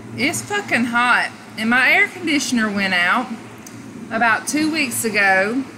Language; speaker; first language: English; native; English